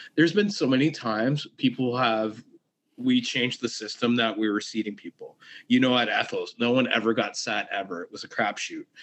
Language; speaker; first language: English; native; English